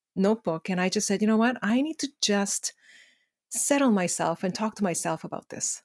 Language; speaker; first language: English; non-native, fluent; Korean